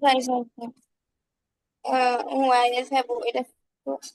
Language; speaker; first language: Arabic; non-native, learner; Urdu